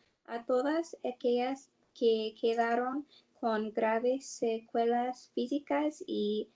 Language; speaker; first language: Spanish; non-native, learner; English